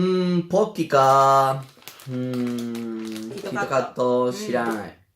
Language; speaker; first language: Japanese; non-native, learner; Spanish